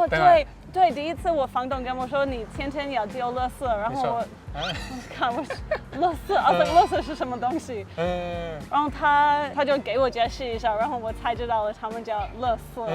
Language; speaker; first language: Chinese; non-native, fluent; English